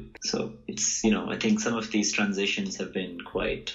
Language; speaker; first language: English; non-native, local second language; Hindi